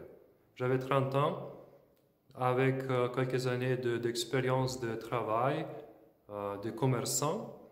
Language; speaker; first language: French; non-native, fluent; Slovenian